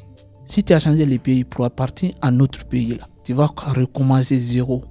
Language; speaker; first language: French; non-native, learner; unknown